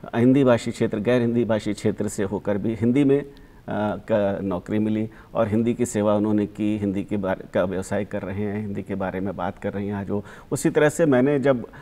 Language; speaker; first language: Hindi; native; Hindi